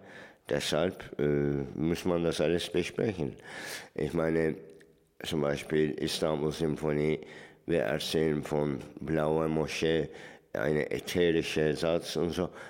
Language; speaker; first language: German; non-native, fluent; Turkish